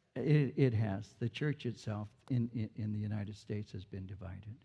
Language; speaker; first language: English; early bilingual, other home language; Spanish